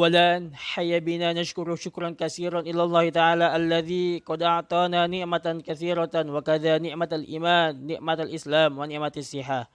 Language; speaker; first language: Arabic; non-native, learner; Indonesian